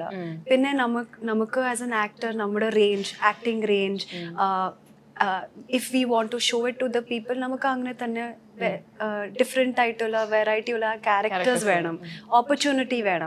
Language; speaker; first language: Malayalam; non-native, local second language; Hindi